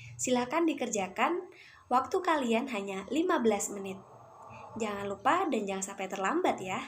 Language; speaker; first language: Indonesian; native; Indonesian